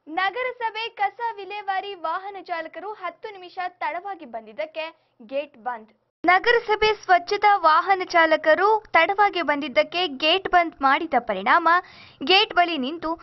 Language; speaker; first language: Kannada; native; Kannada